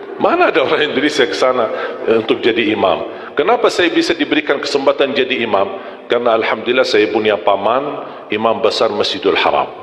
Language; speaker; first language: Malay; non-native, fluent; Arabic